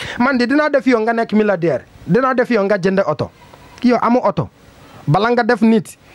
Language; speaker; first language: Wolof; non-native, learner; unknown